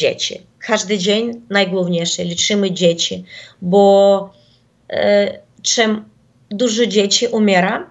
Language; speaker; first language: Polish; non-native, fluent; Ukrainian